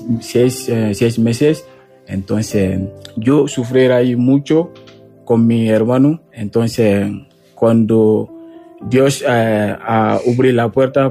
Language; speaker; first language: Spanish; non-native, learner; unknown